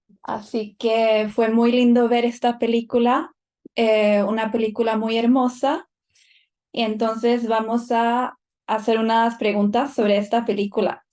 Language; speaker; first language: Spanish; non-native, fluent; Swedish